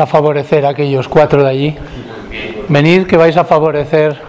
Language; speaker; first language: Spanish; native; Spanish